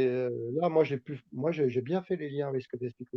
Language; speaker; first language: French; native; French